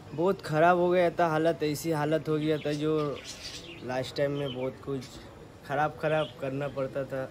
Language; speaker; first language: Hindi; non-native, local second language; Bangla